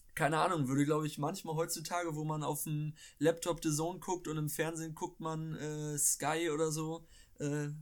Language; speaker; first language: German; native; German